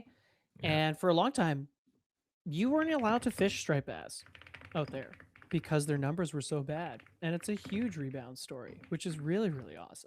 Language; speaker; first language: English; native; English